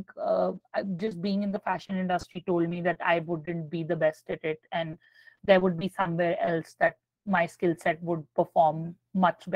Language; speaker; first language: English; non-native, local second language; Hindi